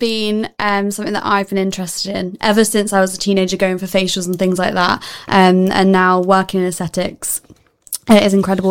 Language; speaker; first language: English; native; English